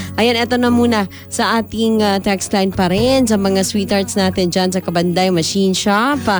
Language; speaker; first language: Filipino; non-native, local second language; Cebuano